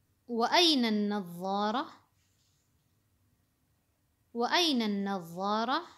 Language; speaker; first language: Arabic; non-native, fluent; Indonesian